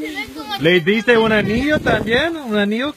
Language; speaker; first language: Spanish; non-native, learner; English